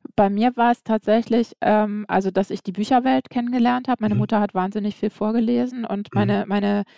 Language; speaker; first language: German; native; German